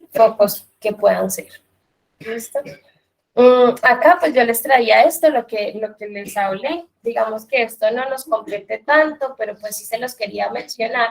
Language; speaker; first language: Spanish; native; Spanish